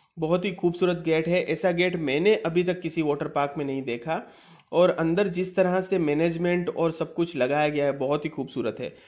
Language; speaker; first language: Hindi; non-native, local second language; Gujarati